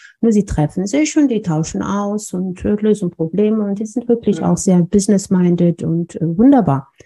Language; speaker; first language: German; non-native, fluent; Amharic